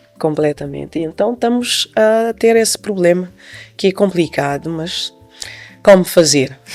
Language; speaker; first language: Portuguese; non-native, local second language; Upper Guinea Crioulo